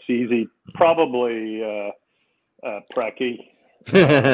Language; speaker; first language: English; native; English